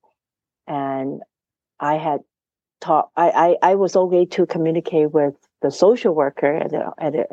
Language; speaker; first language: English; non-native, local second language; Cantonese